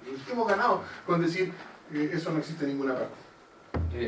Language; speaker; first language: Spanish; native; Spanish